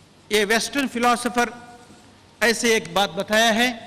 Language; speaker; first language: Hindi; non-native, local second language; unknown